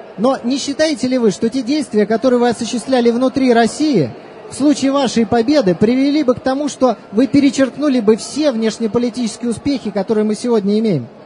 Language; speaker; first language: Russian; native; Russian